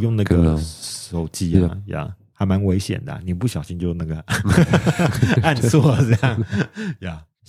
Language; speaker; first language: German; non-native, fluent; Chinese